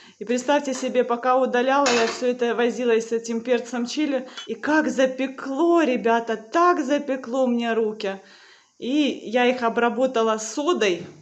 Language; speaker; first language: Russian; native; Russian